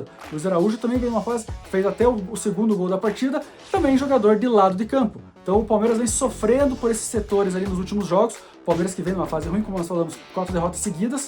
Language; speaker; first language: Portuguese; native; Portuguese